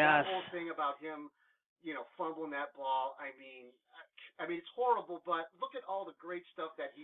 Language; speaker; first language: English; native; English